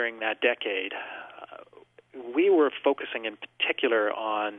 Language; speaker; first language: English; native; English